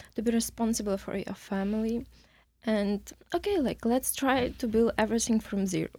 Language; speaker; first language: English; non-native, learner; Ukrainian